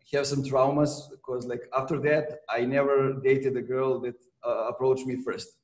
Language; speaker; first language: English; non-native, fluent; Serbian